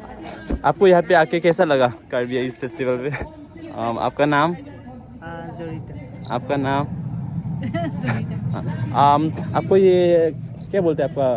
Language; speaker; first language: Hindi; non-native, local second language; Karbi